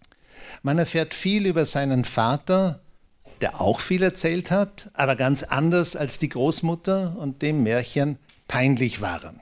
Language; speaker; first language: German; native; German